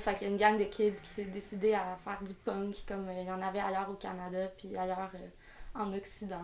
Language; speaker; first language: French; native; French